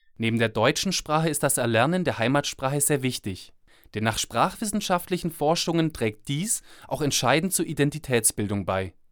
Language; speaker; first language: German; native; German